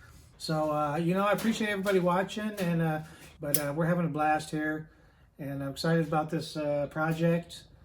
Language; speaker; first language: English; native; English